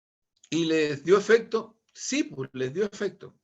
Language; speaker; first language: Spanish; native; Spanish